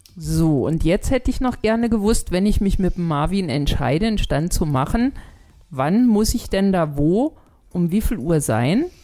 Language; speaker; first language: German; native; German